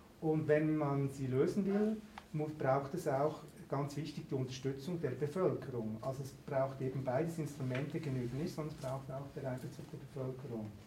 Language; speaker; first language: German; native; German